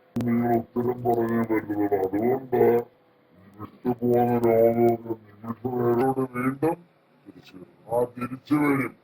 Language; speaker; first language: Malayalam; native; Malayalam